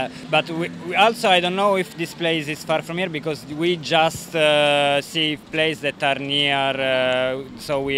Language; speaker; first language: English; non-native, fluent; Italian